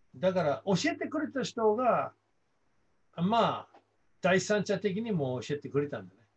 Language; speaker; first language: Japanese; non-native, fluent; English